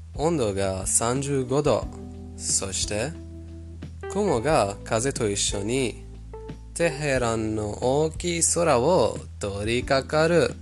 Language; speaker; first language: Japanese; non-native, fluent; Persian